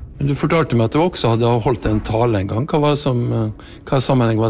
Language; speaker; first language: Norwegian; native; Norwegian